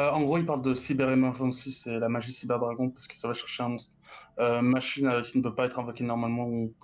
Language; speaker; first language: French; native; French